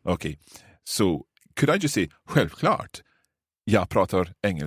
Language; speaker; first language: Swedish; non-native, learner; English